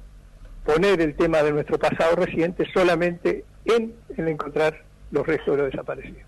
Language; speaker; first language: Spanish; native; Spanish